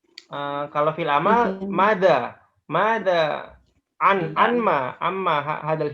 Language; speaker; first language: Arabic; non-native, fluent; Indonesian